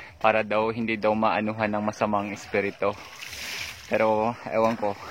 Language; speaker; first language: Filipino; non-native, local second language; Hiligaynon